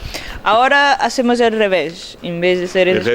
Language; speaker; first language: Spanish; non-native, learner; Portuguese